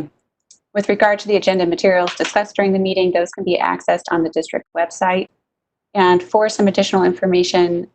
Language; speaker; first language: English; native; English